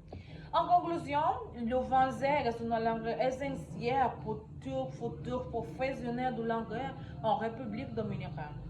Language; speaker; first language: French; non-native, learner; Spanish